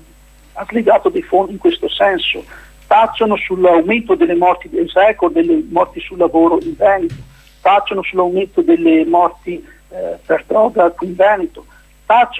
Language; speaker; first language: Italian; native; Italian